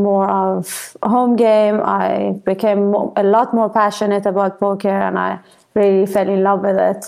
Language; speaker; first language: English; non-native, fluent; Persian